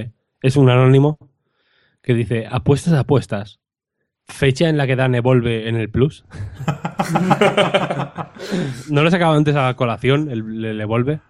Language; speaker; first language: Spanish; native; Spanish